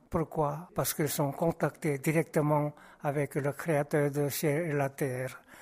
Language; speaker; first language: French; non-native, fluent; Korean